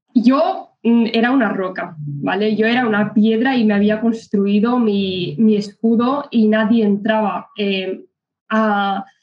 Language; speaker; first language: Spanish; early bilingual, other home language; Arabic